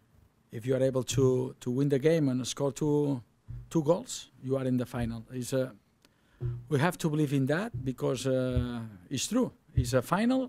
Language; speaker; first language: English; non-native, learner; Catalan